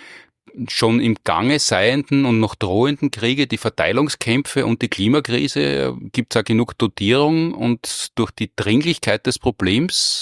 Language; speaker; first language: German; native; German